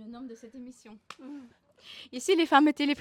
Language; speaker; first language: French; non-native, fluent; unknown